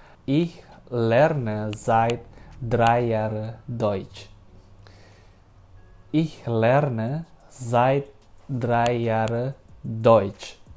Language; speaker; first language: German; non-native, learner; Indonesian